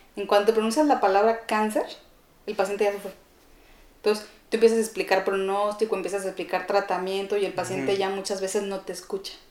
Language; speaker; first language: Spanish; native; Spanish